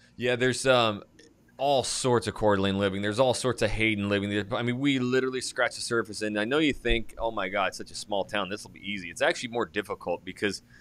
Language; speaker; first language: English; native; English